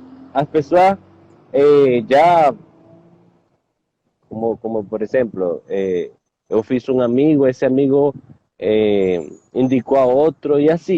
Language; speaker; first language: Portuguese; non-native, learner; Spanish